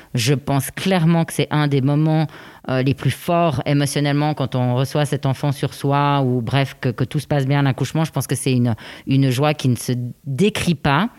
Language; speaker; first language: French; native; French